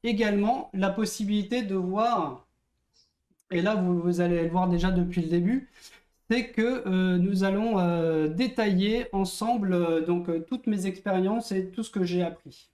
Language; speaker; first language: French; native; French